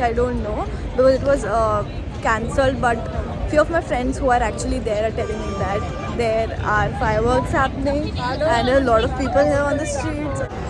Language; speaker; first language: English; non-native, local second language; Hindi